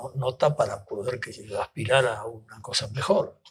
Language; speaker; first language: Spanish; native; Spanish